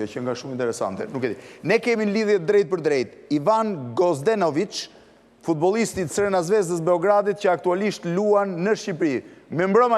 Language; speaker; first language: Albanian; native; Albanian